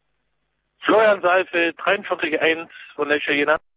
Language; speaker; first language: German; native; German